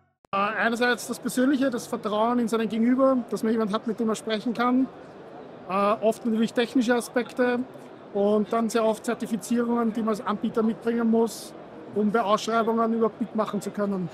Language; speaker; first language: German; native; German